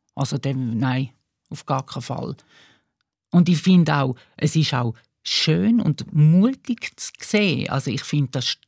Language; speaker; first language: German; native; German